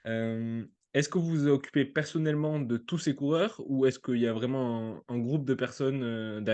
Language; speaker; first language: French; native; French